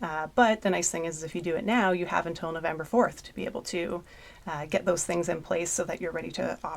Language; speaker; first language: English; native; English